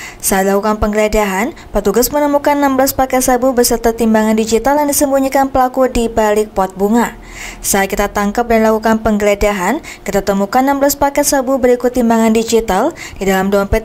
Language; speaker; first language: Indonesian; native; Indonesian